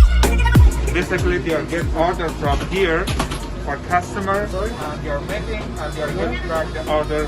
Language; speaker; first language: English; non-native, learner; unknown